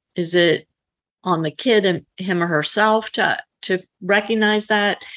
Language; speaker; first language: English; native; English